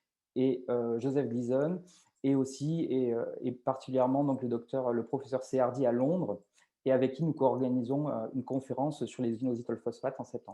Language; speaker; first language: French; native; French